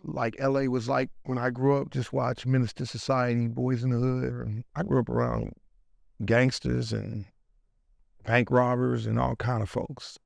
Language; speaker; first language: English; native; English